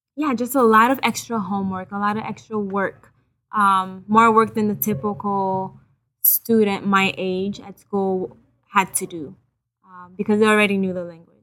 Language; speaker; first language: English; early bilingual, other home language; Haitian Creole